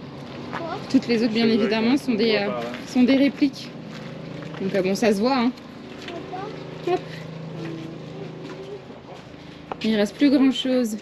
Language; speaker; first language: French; native; French